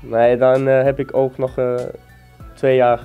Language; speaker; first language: Dutch; non-native, fluent; Danish